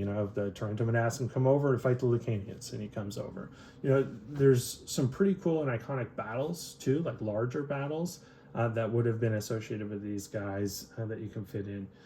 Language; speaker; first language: English; native; English